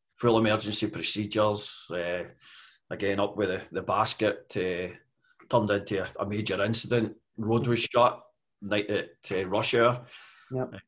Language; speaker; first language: English; native; English